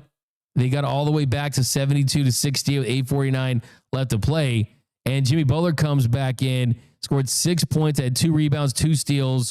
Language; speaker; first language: English; native; English